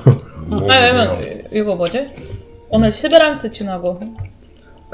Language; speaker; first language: Korean; non-native, learner; Russian